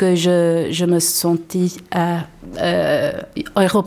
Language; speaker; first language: French; non-native, learner; English